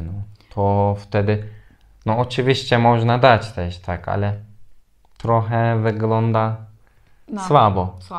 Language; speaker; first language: Polish; non-native, fluent; Turkish